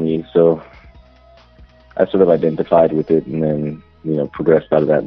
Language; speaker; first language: English; native; English